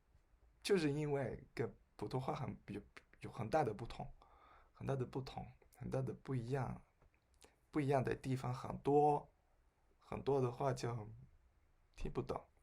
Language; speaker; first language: Chinese; non-native, fluent; Spanish